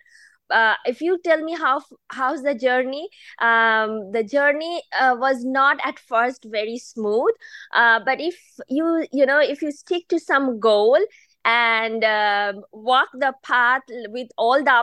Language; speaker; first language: English; non-native, local second language; Bangla